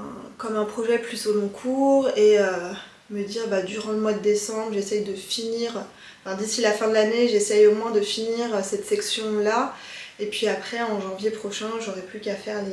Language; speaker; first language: French; native; French